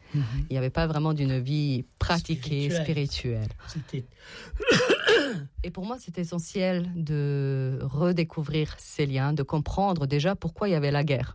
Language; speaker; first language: French; non-native, fluent; Serbian